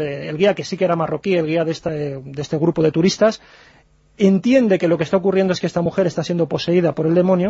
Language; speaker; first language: Spanish; native; Spanish